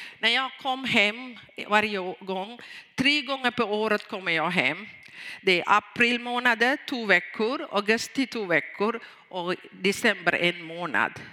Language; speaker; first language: Swedish; non-native, fluent; Tamil